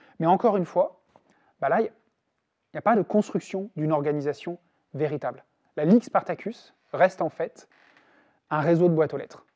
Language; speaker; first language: French; native; French